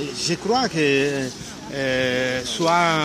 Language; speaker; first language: French; non-native, learner; Italian